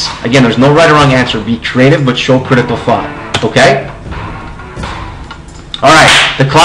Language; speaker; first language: English; native; English